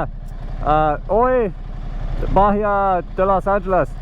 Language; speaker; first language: Spanish; non-native, learner; English